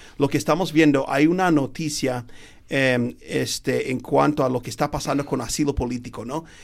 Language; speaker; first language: Spanish; non-native, fluent; English